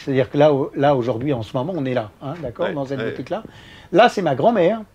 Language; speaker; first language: French; native; French